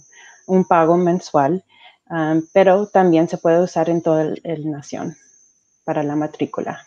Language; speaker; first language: Spanish; early bilingual, heritage; Spanish